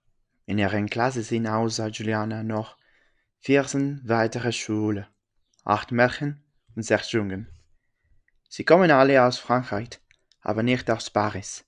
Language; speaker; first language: German; non-native, learner; French